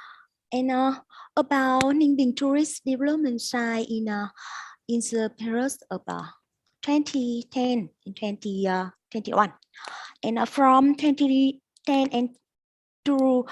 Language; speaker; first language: English; non-native, learner; Vietnamese